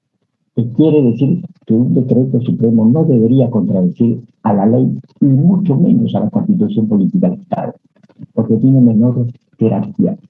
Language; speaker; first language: Spanish; native; Spanish